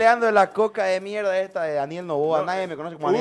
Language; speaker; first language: Spanish; native; Spanish